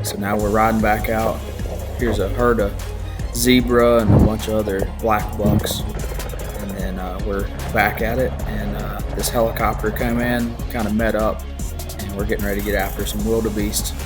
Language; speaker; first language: English; native; English